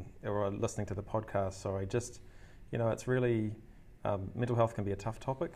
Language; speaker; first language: English; native; English